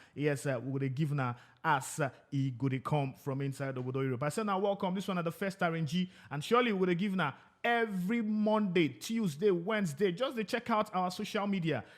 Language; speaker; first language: Nigerian Pidgin; non-native, local second language; Igbo